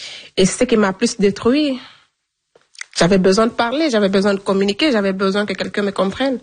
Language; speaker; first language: French; non-native, local second language; Fula